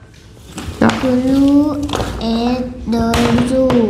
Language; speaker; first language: English; non-native, learner; Vietnamese